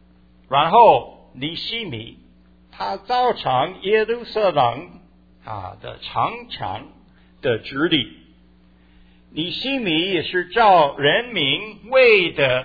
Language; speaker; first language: Chinese; early bilingual, heritage; Chinese